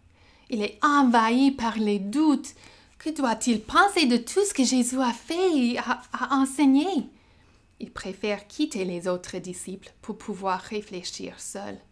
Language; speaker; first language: French; native; French